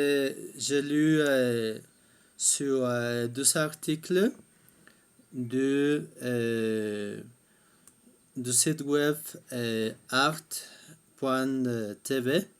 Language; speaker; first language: French; non-native, fluent; Spanish